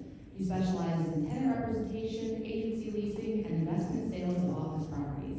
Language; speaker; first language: English; native; English